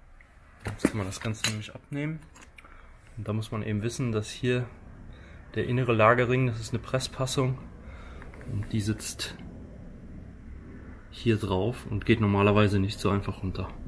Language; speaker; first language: German; native; German